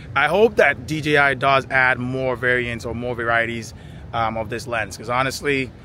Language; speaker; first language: English; native; English